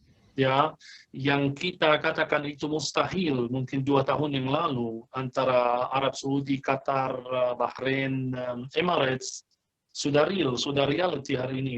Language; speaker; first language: Indonesian; non-native, fluent; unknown